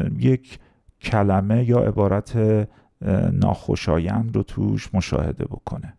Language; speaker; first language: Persian; native; Persian